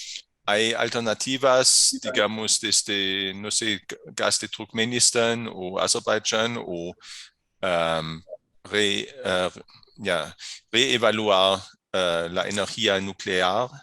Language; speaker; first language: Spanish; non-native, fluent; German